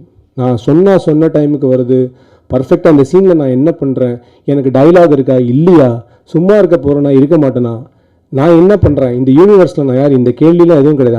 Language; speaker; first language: Tamil; native; Tamil